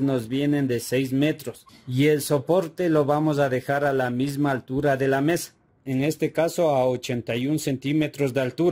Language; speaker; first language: Spanish; native; Spanish